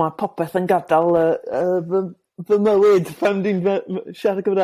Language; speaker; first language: Welsh; non-native, learner; English